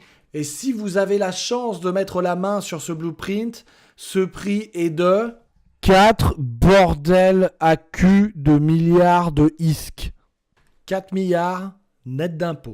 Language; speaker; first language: French; native; French